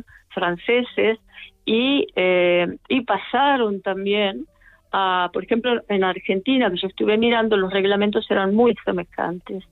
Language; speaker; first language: Spanish; native; Spanish